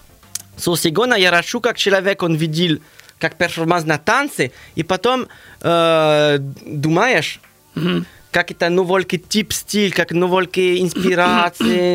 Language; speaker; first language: Russian; non-native, learner; French